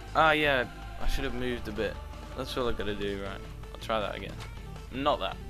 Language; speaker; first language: English; native; English